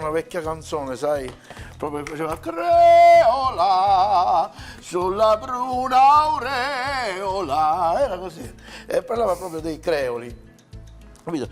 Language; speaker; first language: Italian; native; Italian